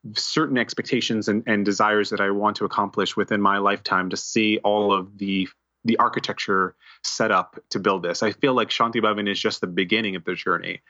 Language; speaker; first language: English; native; English